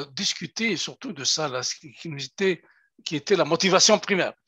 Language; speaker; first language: French; non-native, local second language; Kabyle